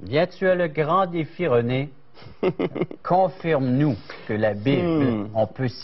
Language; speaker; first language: French; native; French